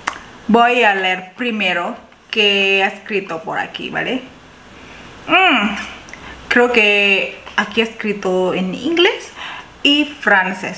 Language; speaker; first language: Spanish; non-native, learner; Indonesian